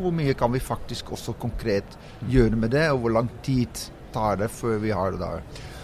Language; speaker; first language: Norwegian; non-native, fluent; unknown